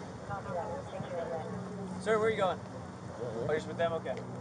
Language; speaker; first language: English; native; English